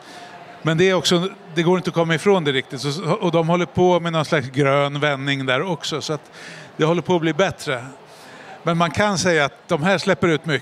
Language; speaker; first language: Swedish; native; Swedish